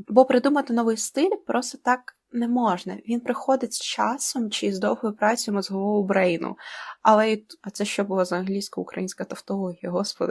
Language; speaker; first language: Ukrainian; non-native, local second language; Russian